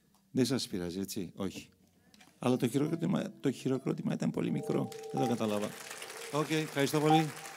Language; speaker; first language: Greek; non-native, fluent; Armenian